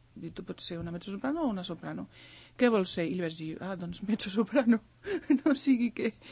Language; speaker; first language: Catalan; early bilingual, other home language; Spanish